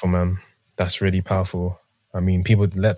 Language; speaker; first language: English; native; English